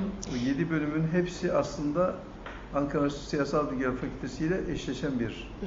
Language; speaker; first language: Turkish; native; Turkish